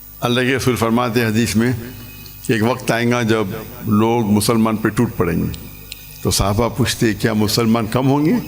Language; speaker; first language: Urdu; non-native, local second language; English